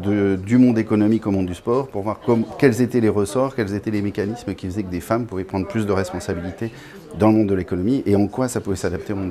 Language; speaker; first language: French; native; French